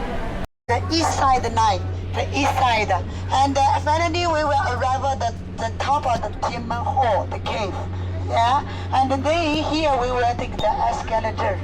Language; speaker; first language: English; non-native, learner; Chinese